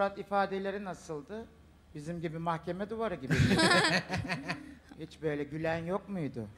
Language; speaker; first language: Turkish; native; Turkish